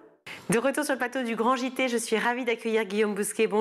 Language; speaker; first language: French; native; French